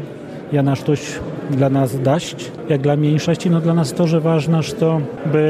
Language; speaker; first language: Polish; non-native, local second language; Belarusian